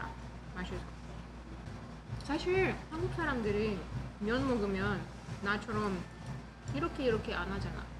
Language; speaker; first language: Korean; non-native, fluent; Russian